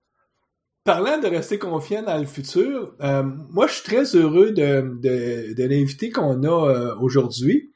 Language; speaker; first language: French; native; French